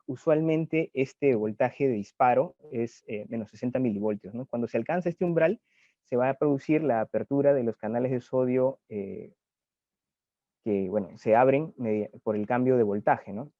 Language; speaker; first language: Spanish; native; Spanish